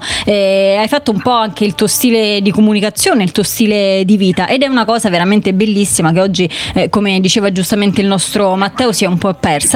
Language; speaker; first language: Italian; native; Italian